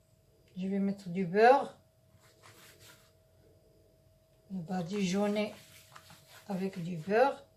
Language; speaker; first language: French; non-native, local second language; Arabic